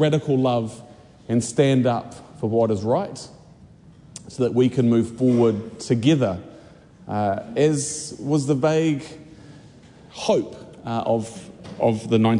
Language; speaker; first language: English; native; English